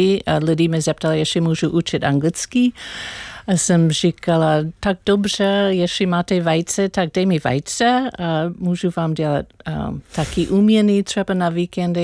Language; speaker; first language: Czech; non-native, learner; English